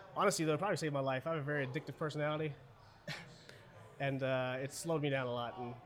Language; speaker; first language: English; early bilingual, other home language; German